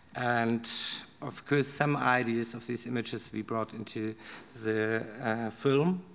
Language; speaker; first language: English; non-native, learner; German